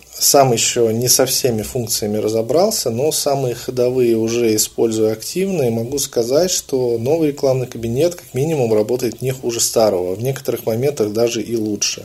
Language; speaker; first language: Russian; native; Russian